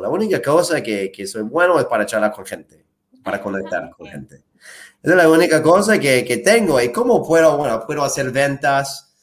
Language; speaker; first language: Spanish; non-native, fluent; English